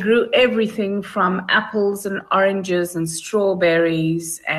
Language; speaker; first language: English; native; English